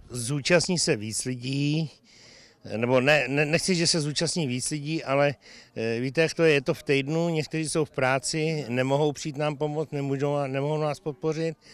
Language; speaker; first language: Czech; native; Czech